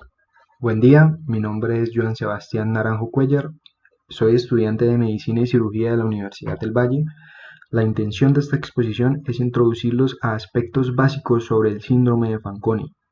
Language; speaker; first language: Spanish; native; Spanish